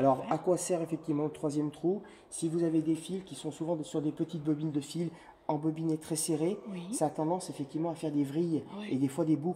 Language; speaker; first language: French; native; French